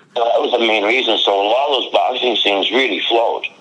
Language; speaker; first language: English; native; English